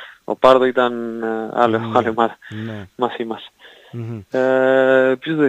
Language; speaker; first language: Greek; non-native, learner; Spanish